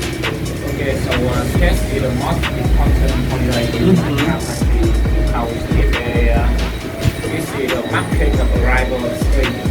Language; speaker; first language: English; non-native, fluent; Vietnamese